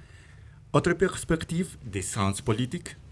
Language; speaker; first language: French; non-native, fluent; Spanish